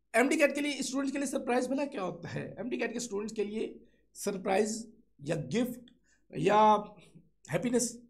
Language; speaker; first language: Urdu; non-native, local second language; Sindhi